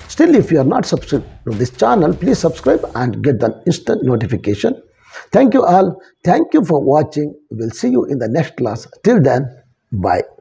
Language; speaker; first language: English; non-native, local second language; Kannada